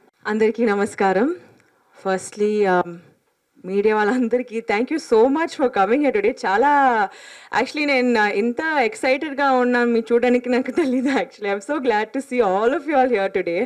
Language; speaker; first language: Telugu; non-native, fluent; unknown